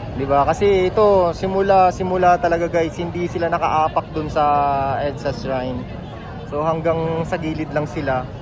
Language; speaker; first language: Filipino; native; Filipino